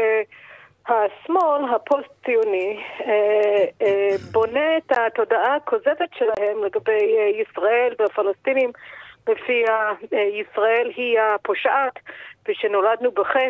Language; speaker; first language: Hebrew; non-native, fluent; English